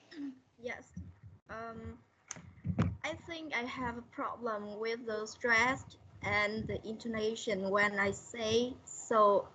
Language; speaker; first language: English; non-native, learner; Vietnamese